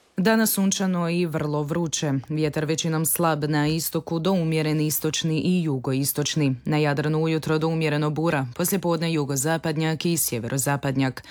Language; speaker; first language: Croatian; native; Croatian